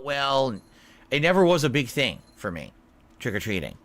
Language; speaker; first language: English; native; English